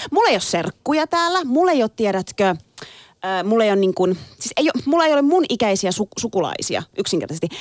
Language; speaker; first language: Finnish; early bilingual, other home language; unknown